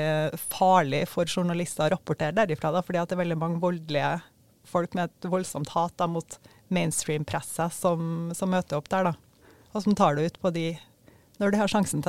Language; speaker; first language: Norwegian; native; Norwegian